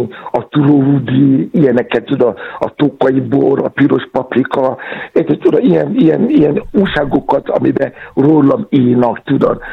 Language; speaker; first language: Hungarian; non-native, fluent; Yoruba